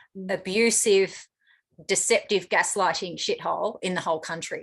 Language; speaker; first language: English; native; English